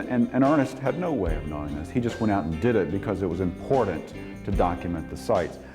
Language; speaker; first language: English; native; English